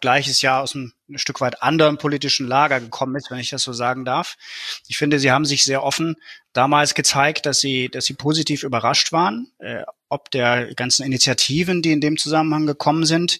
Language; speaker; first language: German; native; German